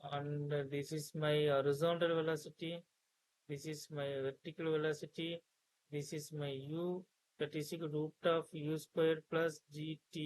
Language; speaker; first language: English; non-native, local second language; Tamil